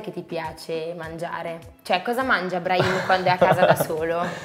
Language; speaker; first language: Italian; native; Italian